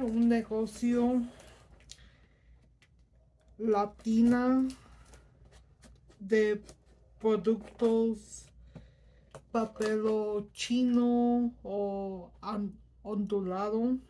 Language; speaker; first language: Spanish; early bilingual, heritage; Spanish